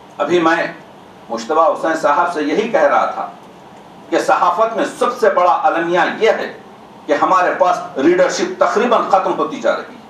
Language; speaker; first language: Urdu; native; Urdu